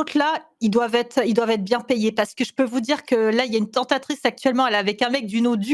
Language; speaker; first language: French; native; French